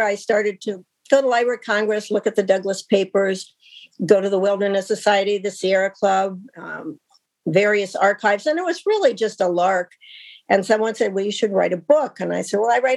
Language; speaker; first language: English; native; English